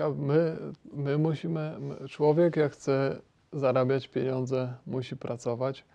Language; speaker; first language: Polish; native; Polish